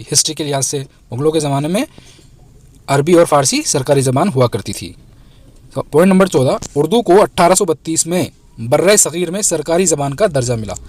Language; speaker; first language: Urdu; native; Urdu